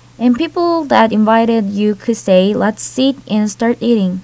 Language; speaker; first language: English; non-native, fluent; Korean